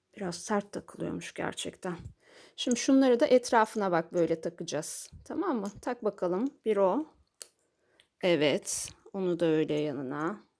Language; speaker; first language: Turkish; native; Turkish